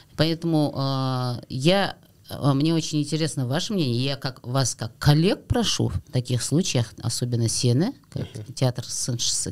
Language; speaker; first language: Russian; non-native, local second language; Kazakh